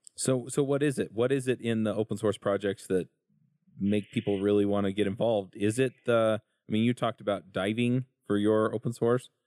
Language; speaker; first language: English; native; English